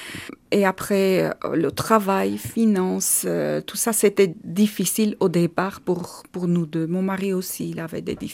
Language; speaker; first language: French; non-native, learner; Armenian